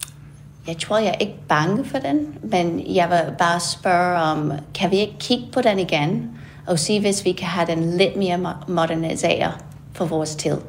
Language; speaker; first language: Danish; non-native, fluent; English